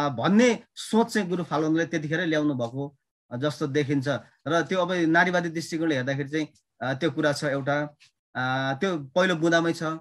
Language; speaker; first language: Nepali; non-native, local second language; Limbu